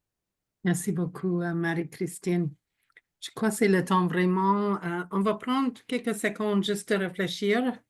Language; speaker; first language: French; non-native, local second language; English